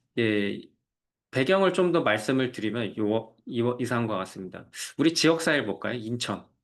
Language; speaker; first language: Korean; native; Korean